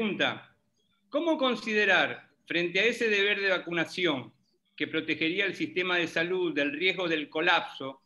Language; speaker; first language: Spanish; native; Spanish